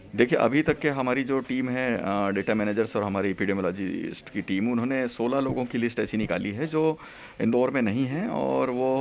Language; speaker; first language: Hindi; native; Hindi